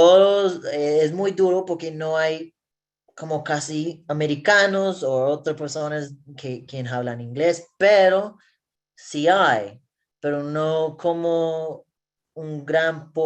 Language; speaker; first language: Spanish; non-native, learner; English